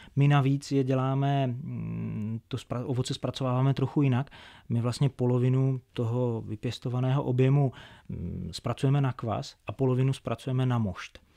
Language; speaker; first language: Czech; native; Czech